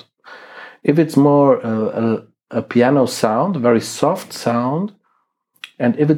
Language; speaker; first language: English; non-native, fluent; German